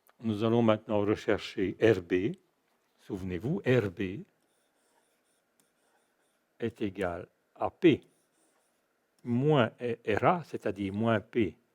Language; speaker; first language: French; native; French